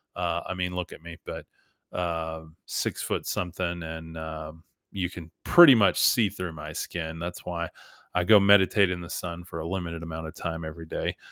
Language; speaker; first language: English; early bilingual, other home language; German